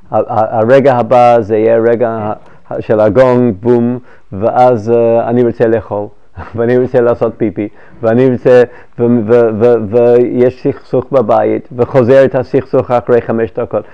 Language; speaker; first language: Hebrew; non-native, fluent; English